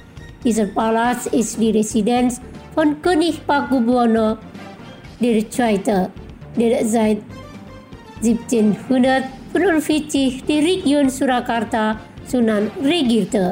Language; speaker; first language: German; non-native, learner; Indonesian